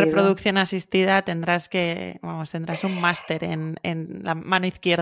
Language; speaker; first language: Spanish; native; Spanish